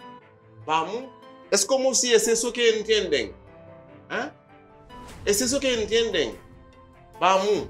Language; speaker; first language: Spanish; non-native, fluent; Haitian Creole